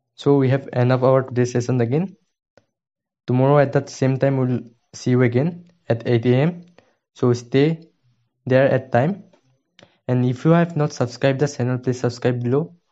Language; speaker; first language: English; non-native, local second language; Assamese